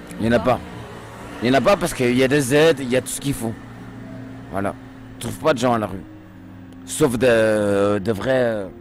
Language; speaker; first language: French; early bilingual, other home language; Portuguese